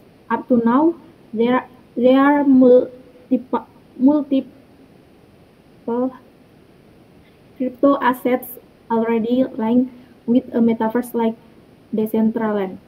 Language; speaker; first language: English; non-native, learner; Indonesian